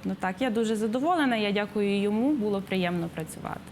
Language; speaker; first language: Ukrainian; native; Ukrainian